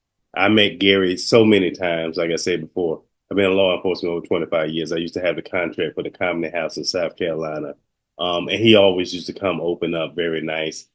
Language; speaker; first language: English; native; English